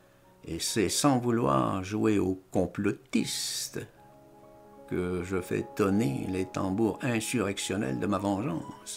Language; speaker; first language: French; native; French